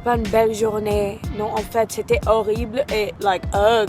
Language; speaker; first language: French; non-native, fluent; English